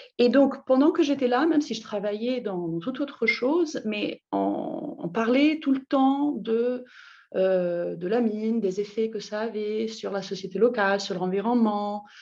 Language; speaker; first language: French; non-native, fluent; Italian